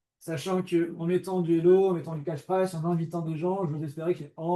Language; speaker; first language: French; native; French